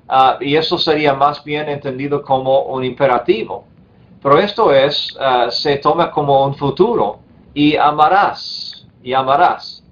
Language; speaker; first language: Spanish; non-native, fluent; English